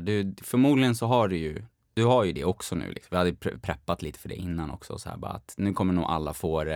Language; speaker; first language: Swedish; native; Swedish